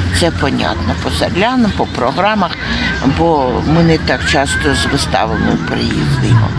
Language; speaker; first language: Ukrainian; non-native, local second language; Russian